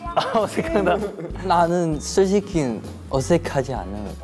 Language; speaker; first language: Korean; non-native, fluent; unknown